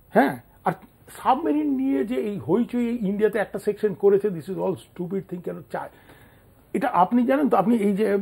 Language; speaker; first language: Bangla; native; Bangla